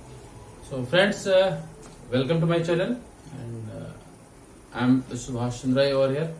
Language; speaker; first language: English; non-native, local second language; Hindi